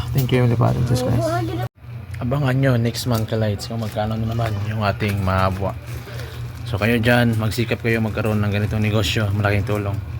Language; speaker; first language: Filipino; non-native, local second language; Cebuano